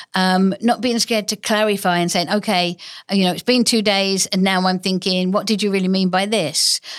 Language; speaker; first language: English; native; English